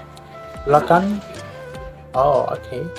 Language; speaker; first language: English; non-native, learner; Bangla